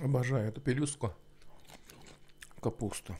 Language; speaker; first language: Russian; non-native, local second language; Azerbaijani